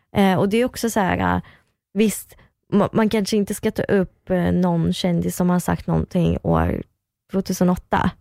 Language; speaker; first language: Swedish; early bilingual, other home language; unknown